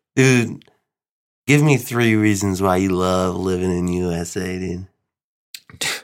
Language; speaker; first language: English; early bilingual, other home language; Filipino